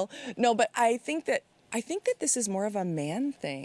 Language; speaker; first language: English; native; English